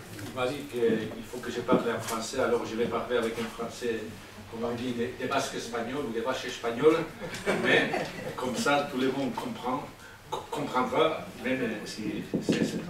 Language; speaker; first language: French; non-native, fluent; Spanish